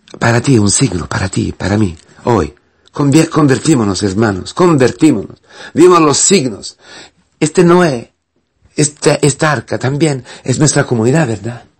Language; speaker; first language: Spanish; non-native, fluent; Italian